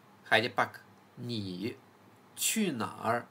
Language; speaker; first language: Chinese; non-native, fluent; Bulgarian